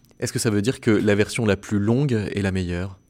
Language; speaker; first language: French; native; French